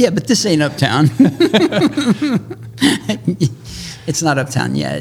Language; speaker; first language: English; native; English